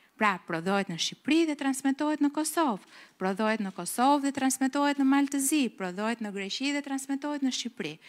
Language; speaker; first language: Albanian; native; Albanian